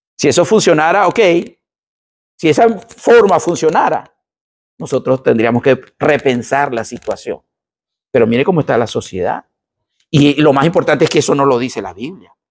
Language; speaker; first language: Spanish; native; Spanish